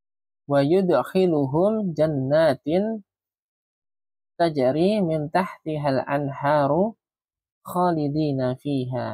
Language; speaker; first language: Arabic; non-native, fluent; Indonesian